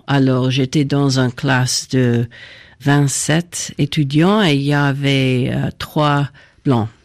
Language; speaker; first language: French; non-native, fluent; English